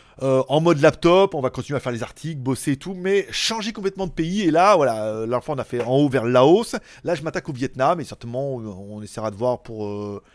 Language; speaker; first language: French; native; French